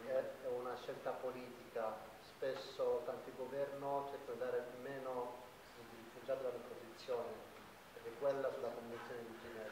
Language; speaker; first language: Italian; non-native, fluent; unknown